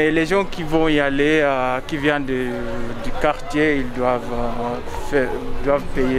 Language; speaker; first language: French; non-native, fluent; Luo (Kenya and Tanzania)